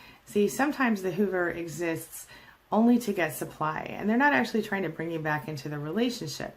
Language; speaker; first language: English; native; English